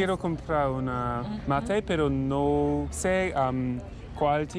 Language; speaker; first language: Spanish; non-native, learner; English